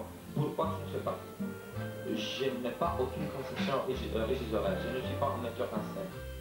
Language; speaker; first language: French; non-native, learner; Romanian